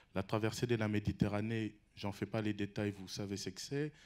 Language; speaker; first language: French; non-native, local second language; Lingala